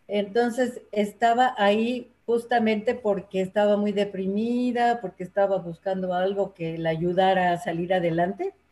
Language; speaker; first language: Spanish; native; Spanish